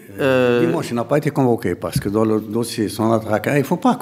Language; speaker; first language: French; non-native, local second language; Arabic